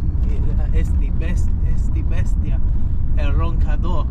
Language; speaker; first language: Spanish; non-native, learner; English